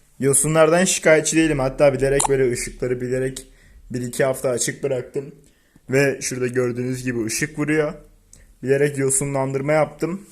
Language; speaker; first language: Turkish; native; Turkish